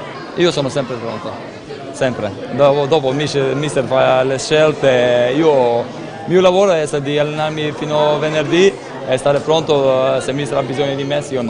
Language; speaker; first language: Italian; non-native, fluent; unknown